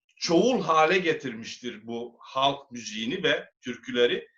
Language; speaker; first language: Turkish; native; Turkish